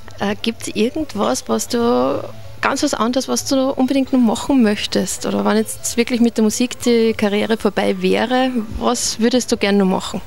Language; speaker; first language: German; native; German